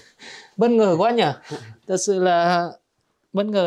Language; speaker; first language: Vietnamese; native; Vietnamese